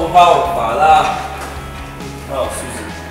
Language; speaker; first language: Chinese; native; Chinese